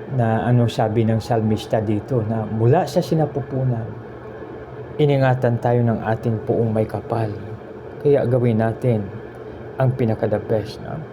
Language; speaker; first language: Filipino; native; Filipino